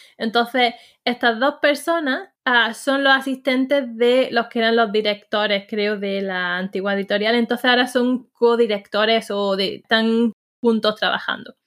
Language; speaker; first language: Spanish; native; Spanish